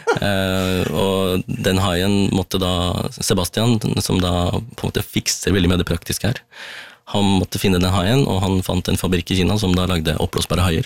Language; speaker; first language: Norwegian; early bilingual, other home language; Tamil